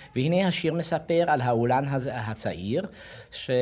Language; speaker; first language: Hebrew; non-native, fluent; Polish